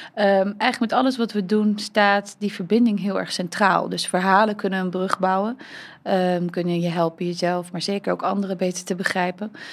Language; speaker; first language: Dutch; early bilingual, heritage; Dutch